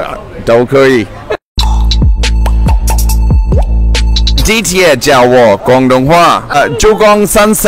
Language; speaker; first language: Cantonese; non-native, learner; English